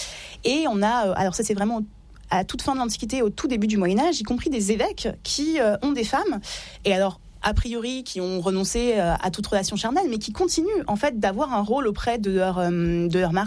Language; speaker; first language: French; native; French